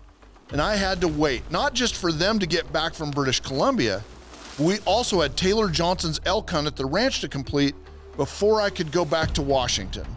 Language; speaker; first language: English; native; English